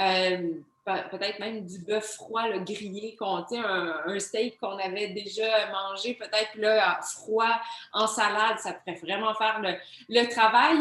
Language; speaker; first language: French; native; French